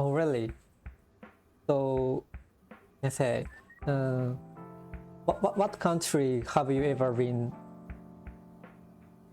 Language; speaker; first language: English; non-native, learner; Japanese